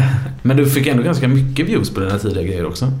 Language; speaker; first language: Swedish; native; Swedish